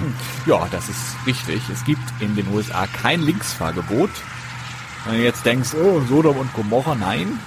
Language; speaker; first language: German; native; German